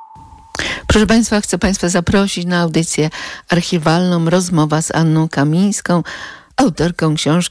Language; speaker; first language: Polish; native; Polish